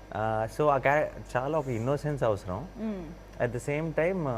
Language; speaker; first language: Telugu; native; Telugu